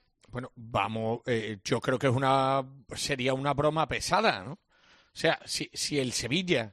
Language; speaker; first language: Spanish; native; Spanish